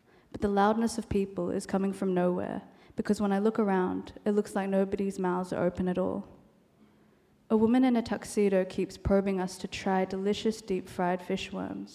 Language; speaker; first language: English; non-native, local second language; Cantonese